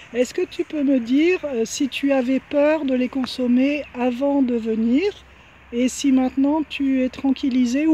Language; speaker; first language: French; native; French